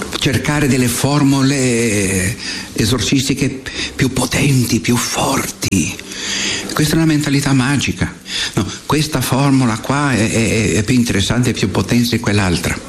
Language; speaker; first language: Italian; non-native, fluent; Portuguese